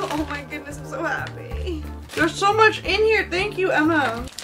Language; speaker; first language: English; native; English